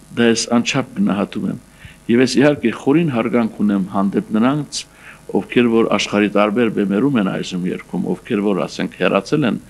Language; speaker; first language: Armenian; native; Armenian